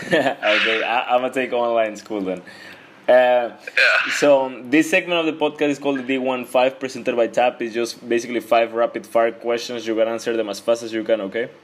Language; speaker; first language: English; non-native, fluent; Spanish